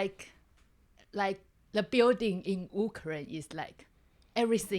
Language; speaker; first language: English; non-native, learner; Chinese